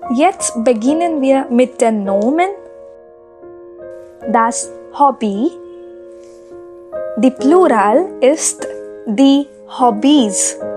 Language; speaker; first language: German; non-native, fluent; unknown